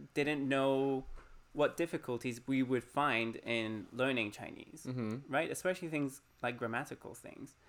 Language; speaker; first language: English; early bilingual, other home language; Spanish